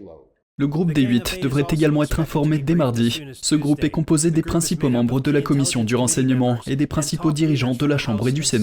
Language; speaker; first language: French; native; French